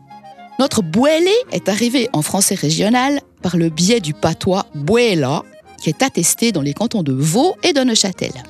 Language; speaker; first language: French; native; French